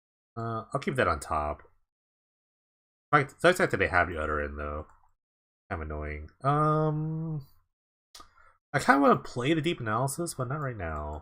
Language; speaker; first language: English; native; English